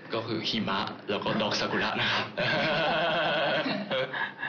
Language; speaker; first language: Thai; non-native, fluent; Japanese